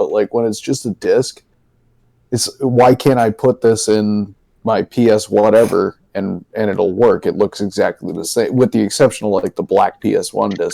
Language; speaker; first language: English; native; English